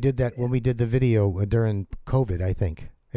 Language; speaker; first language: English; native; English